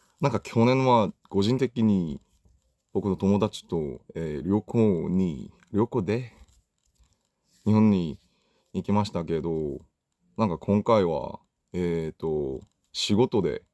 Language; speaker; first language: Japanese; non-native, learner; Korean